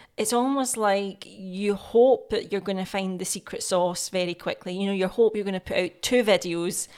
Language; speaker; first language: English; native; English